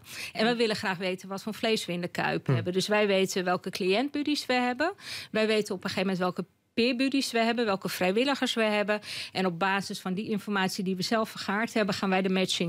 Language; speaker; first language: Dutch; native; Dutch